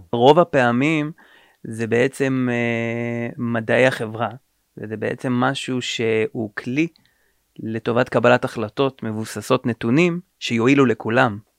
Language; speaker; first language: Hebrew; native; Hebrew